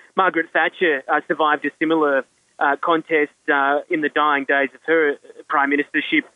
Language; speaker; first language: English; native; English